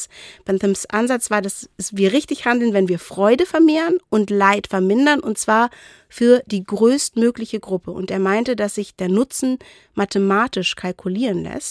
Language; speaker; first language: German; native; German